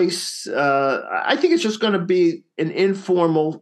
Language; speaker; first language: English; native; English